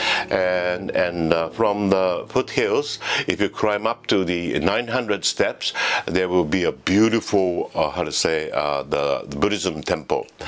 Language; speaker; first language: English; non-native, fluent; Japanese